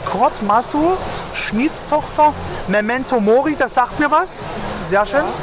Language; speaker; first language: German; native; German